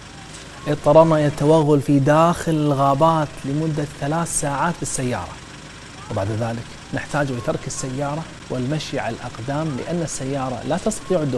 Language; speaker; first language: Arabic; native; Arabic